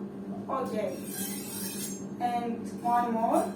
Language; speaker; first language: English; non-native, learner; Greek